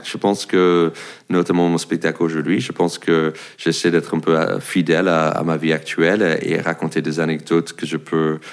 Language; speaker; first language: French; non-native, fluent; English